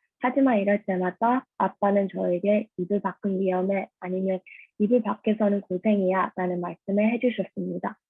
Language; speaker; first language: Korean; early bilingual, heritage; Korean